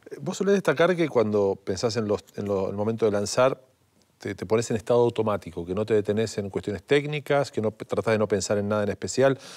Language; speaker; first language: Spanish; native; Spanish